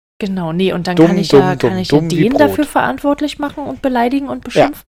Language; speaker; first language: German; native; German